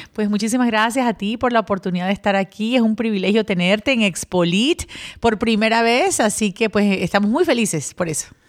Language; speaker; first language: Spanish; early bilingual, other home language; English